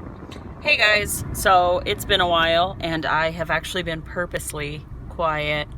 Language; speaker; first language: English; native; English